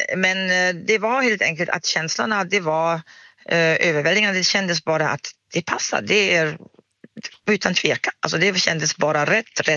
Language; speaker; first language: Swedish; non-native, fluent; German